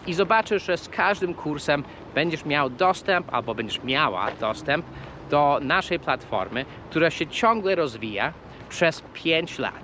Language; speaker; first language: Polish; non-native, fluent; English